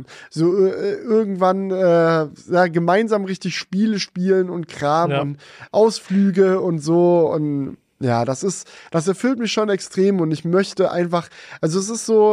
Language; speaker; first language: German; native; German